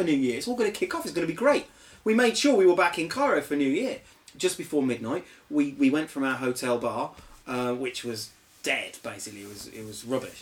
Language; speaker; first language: English; native; English